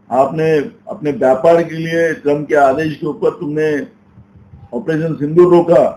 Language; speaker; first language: Hindi; non-native, local second language; Marathi